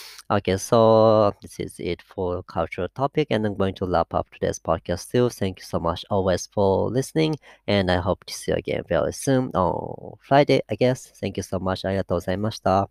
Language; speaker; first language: English; non-native, fluent; Japanese